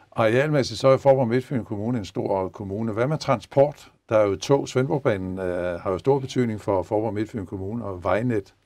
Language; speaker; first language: Danish; native; Danish